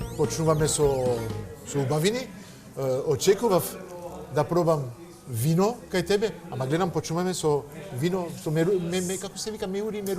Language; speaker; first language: Macedonian; non-native, fluent; French